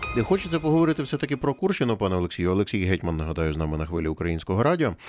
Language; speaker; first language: Ukrainian; native; Ukrainian